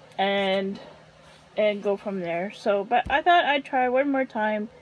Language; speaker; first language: English; native; English